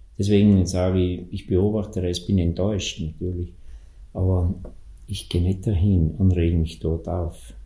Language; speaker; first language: German; native; German